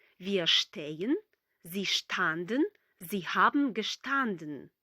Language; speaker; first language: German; non-native, fluent; Ukrainian